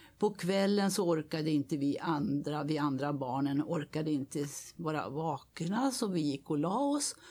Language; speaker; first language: Swedish; native; Swedish